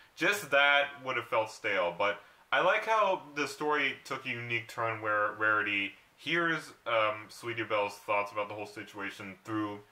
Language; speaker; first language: English; native; English